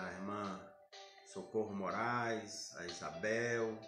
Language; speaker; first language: Portuguese; native; Portuguese